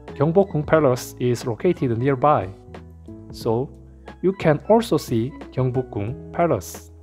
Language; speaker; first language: English; non-native, learner; Korean